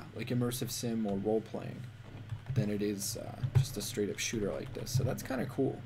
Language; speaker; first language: English; native; English